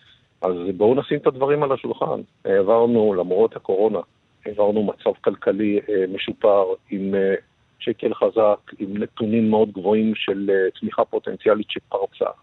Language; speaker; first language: Hebrew; native; Hebrew